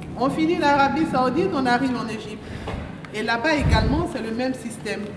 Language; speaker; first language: French; non-native, local second language; Mandingo